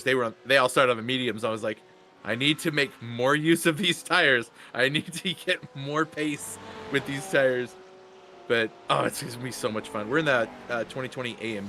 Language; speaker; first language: English; native; English